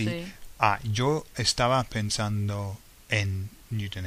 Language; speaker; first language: Spanish; non-native, fluent; English